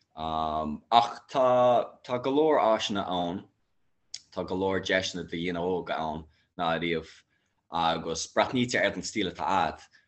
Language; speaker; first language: Irish; non-native, local second language; English